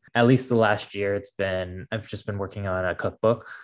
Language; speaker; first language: English; native; English